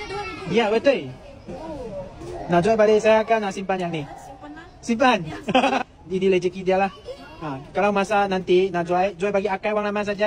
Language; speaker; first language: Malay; non-native, local second language; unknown